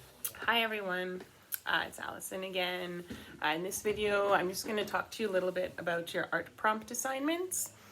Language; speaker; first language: English; native; English